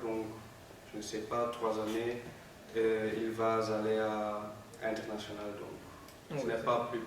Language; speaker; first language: French; non-native, learner; Dutch